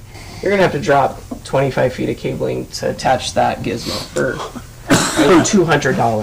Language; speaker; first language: English; native; English